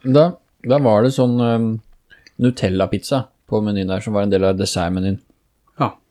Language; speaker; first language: Norwegian; native; Norwegian